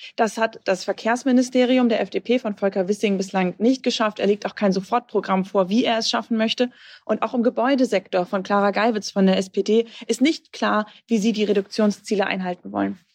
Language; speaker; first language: German; native; German